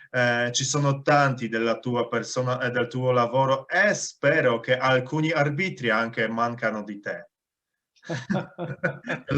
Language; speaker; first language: Italian; non-native, fluent; Polish